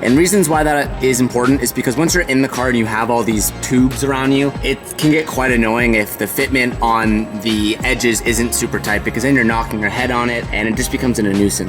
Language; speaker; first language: English; native; English